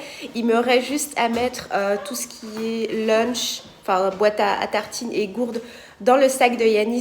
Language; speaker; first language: French; native; French